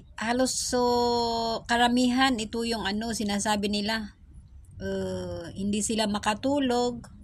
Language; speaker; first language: Filipino; non-native, local second language; Iloko